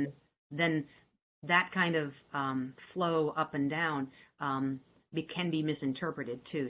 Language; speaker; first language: English; native; English